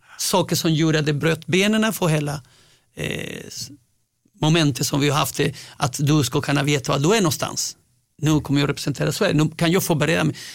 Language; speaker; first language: Swedish; non-native, fluent; Spanish